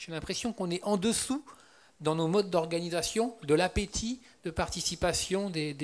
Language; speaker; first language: French; native; French